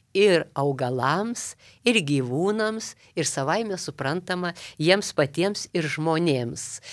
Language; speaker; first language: Lithuanian; native; Lithuanian